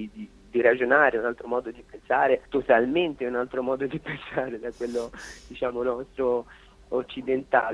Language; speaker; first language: Italian; native; Italian